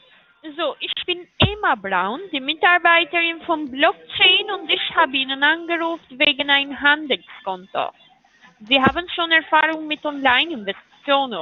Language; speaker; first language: German; non-native, learner; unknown